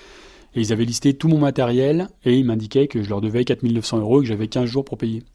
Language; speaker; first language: French; native; French